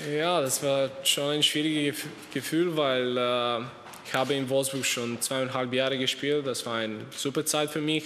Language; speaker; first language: German; non-native, fluent; Serbian